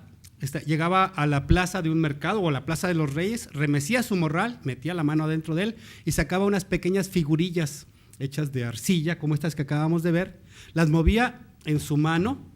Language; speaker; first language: Spanish; native; Spanish